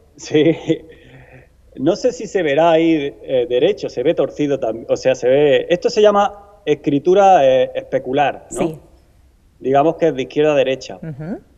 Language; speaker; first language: Spanish; native; Spanish